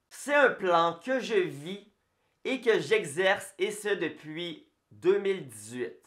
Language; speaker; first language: French; native; French